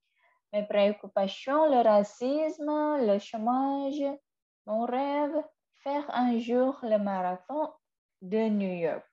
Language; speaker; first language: French; non-native, fluent; Indonesian